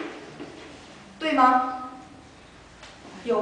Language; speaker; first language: Chinese; native; Chinese